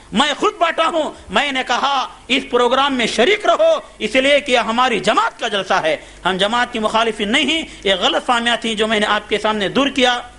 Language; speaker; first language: Urdu; native; Urdu